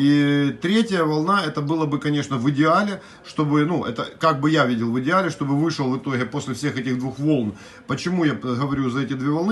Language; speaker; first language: Russian; native; Russian